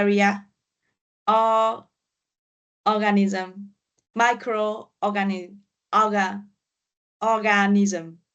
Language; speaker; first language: English; non-native, learner; Vietnamese